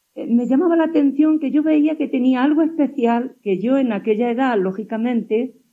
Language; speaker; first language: Spanish; native; Spanish